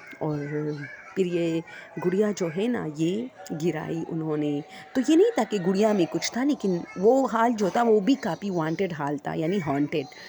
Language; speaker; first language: Urdu; non-native, local second language; Punjabi